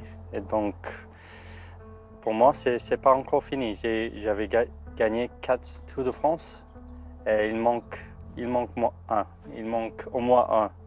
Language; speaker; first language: French; non-native, learner; English